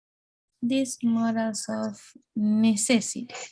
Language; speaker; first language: English; non-native, fluent; Spanish